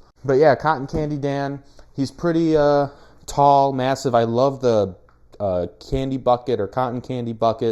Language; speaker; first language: English; native; English